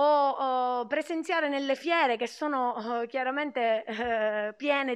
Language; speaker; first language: Italian; native; Italian